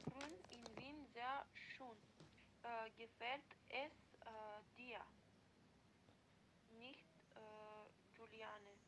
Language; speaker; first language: German; non-native, learner; Macedonian